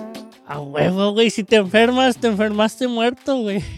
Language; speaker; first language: Spanish; early bilingual, heritage; Spanish